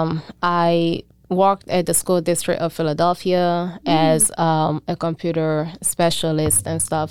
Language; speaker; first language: English; non-native, fluent; Mandingo